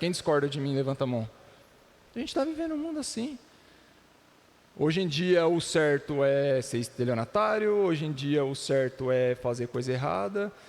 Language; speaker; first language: Portuguese; native; Portuguese